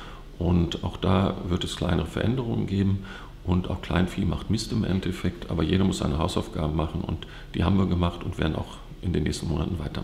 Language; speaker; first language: German; native; German